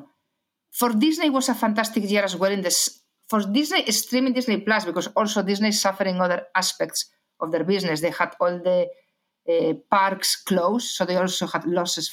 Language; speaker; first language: English; non-native, fluent; Spanish